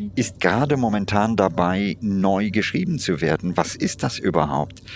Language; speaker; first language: German; non-native, fluent; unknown